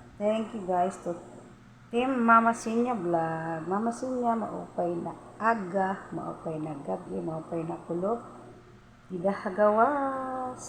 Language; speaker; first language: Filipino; non-native, local second language; Cebuano